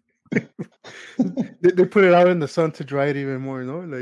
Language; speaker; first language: English; early bilingual, other home language; Spanish